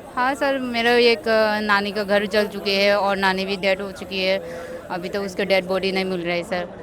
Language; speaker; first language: Hindi; non-native, local second language; Manipuri